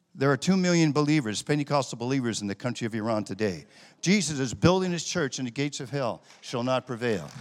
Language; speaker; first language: English; native; English